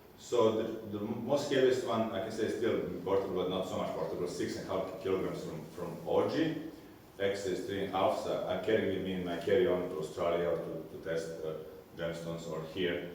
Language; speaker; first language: English; non-native, fluent; Serbian